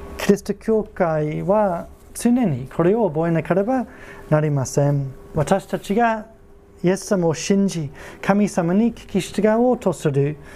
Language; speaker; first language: Japanese; non-native, fluent; English